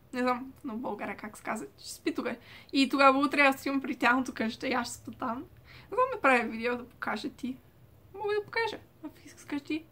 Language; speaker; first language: Bulgarian; early bilingual, heritage; Bulgarian